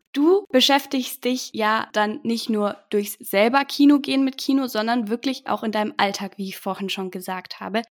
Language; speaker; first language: German; native; German